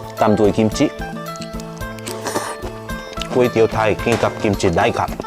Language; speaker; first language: Thai; non-native, fluent; Korean